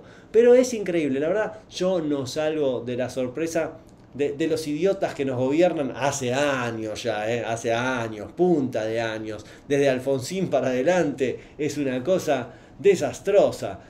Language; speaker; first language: Spanish; native; Spanish